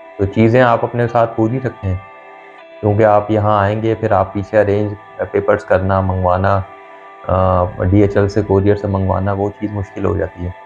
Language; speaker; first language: Urdu; non-native, local second language; Punjabi